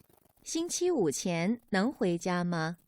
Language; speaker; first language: Chinese; non-native, learner; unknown